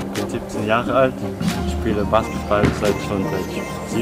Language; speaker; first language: German; non-native, local second language; Luxembourgish